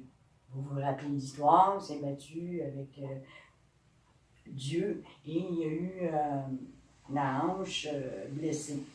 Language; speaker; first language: French; native; French